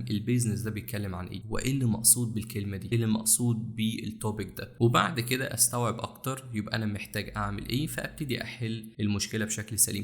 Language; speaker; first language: Arabic; native; Arabic